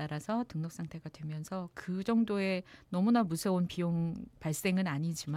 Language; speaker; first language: Korean; native; Korean